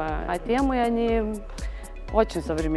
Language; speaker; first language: Russian; non-native, fluent; Lithuanian